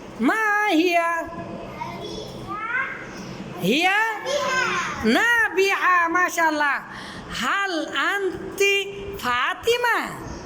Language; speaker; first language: Arabic; non-native, fluent; Bangla